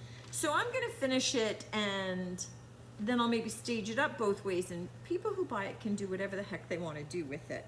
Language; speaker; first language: English; native; English